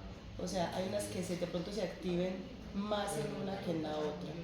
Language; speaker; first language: Spanish; native; Spanish